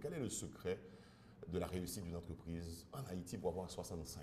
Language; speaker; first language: French; non-native, local second language; Haitian Creole